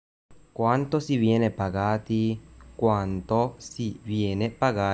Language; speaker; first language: Italian; non-native, learner; Urdu